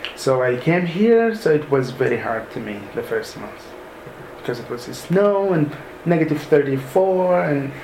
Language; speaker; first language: English; non-native, fluent; Arabic